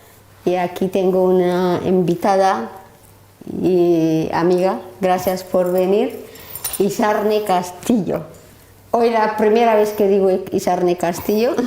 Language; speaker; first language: Spanish; non-native, learner; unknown